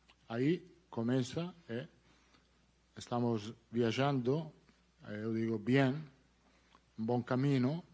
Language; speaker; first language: Portuguese; non-native, learner; Italian